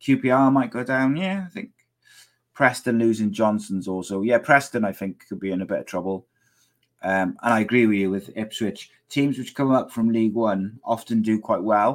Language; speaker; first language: English; native; English